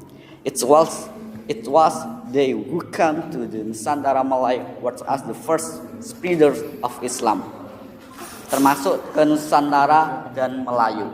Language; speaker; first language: English; non-native, learner; Indonesian